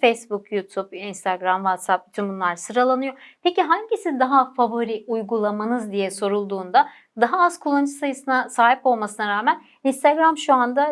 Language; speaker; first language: Turkish; native; Turkish